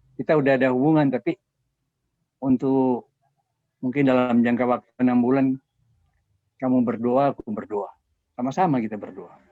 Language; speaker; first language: Indonesian; native; Indonesian